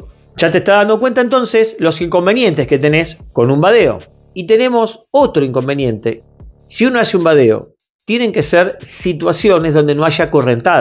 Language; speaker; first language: Spanish; native; Spanish